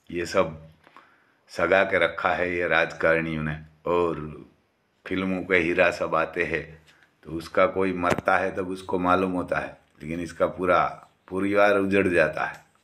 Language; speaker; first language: Hindi; non-native, local second language; Gujarati